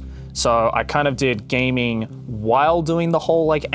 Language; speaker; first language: English; non-native, local second language; Japanese